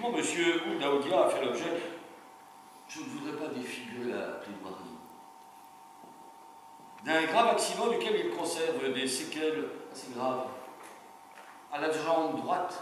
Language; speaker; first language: French; native; French